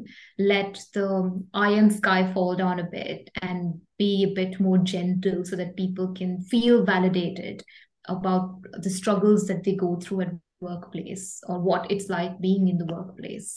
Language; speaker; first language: English; non-native, local second language; Hindi